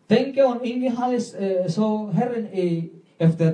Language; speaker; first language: Swedish; non-native, learner; Spanish